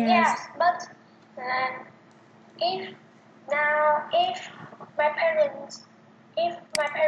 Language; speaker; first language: English; non-native, learner; Vietnamese